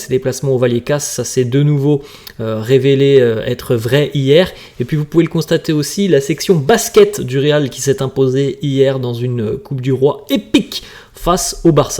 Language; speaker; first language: French; native; French